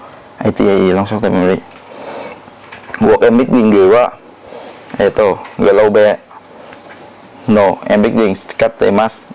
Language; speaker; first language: Japanese; non-native, learner; Thai